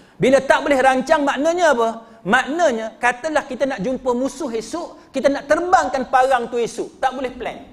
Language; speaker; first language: Malay; native; Malay